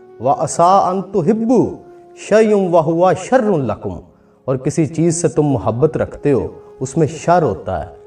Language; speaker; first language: Urdu; non-native, local second language; Punjabi